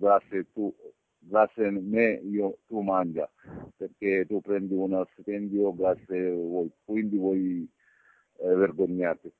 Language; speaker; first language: Italian; non-native, learner; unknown